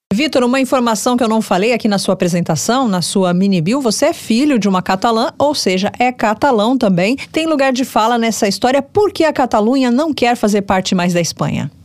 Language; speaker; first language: Portuguese; native; Portuguese